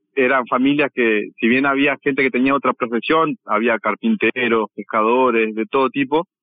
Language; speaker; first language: Spanish; native; Spanish